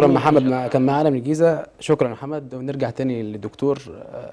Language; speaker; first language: Arabic; native; Arabic